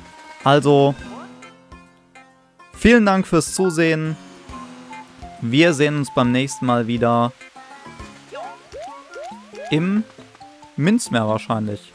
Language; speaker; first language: German; native; German